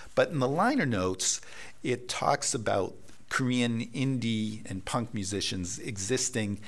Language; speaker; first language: English; native; English